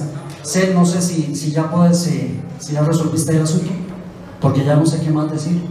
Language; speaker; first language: Spanish; native; Spanish